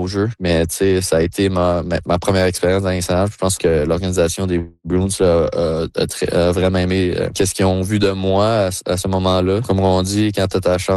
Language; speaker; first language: French; native; French